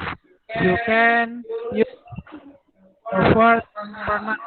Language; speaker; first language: English; non-native, fluent; Indonesian